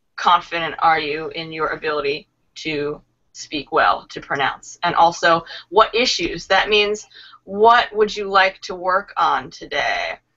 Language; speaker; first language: English; native; English